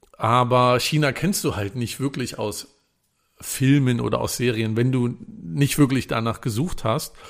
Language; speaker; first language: German; native; German